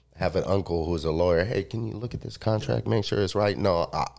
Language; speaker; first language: English; early bilingual, other home language; Spanish